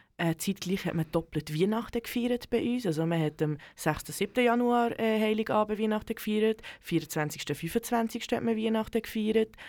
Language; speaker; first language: German; early bilingual, other home language; Serbian